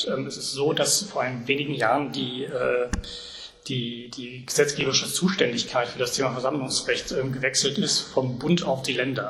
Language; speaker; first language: German; native; German